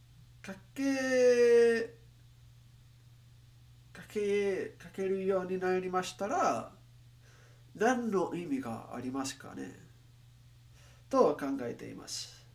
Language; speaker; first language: Japanese; non-native, learner; English